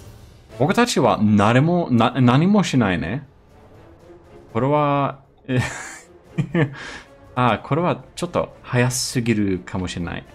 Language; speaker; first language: Japanese; non-native, learner; Swedish